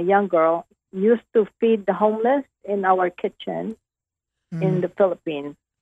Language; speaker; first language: English; non-native, local second language; Hiligaynon